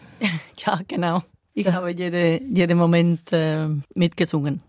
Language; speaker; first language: German; non-native, fluent; Spanish